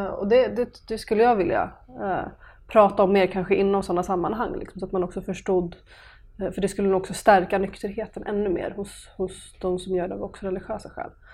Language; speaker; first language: Swedish; early bilingual, other home language; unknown